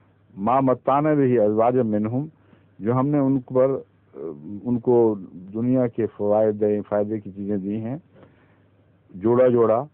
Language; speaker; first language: Urdu; native; Urdu